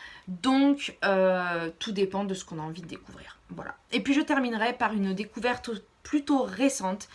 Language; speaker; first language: French; native; French